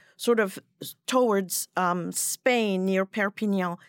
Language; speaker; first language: English; non-native, fluent; French